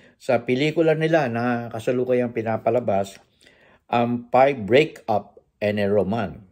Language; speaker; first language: Filipino; native; Filipino